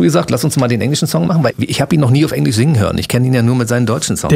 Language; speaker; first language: German; native; German